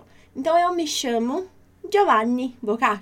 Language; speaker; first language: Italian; non-native, fluent; Portuguese